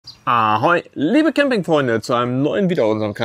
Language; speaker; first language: German; native; German